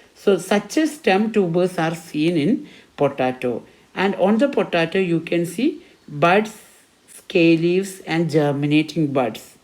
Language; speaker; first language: English; non-native, local second language; Malayalam